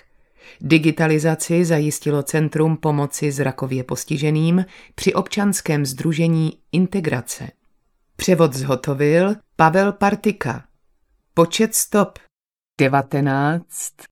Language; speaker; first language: Czech; native; Czech